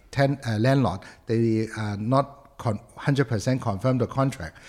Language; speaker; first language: English; non-native, local second language; Cantonese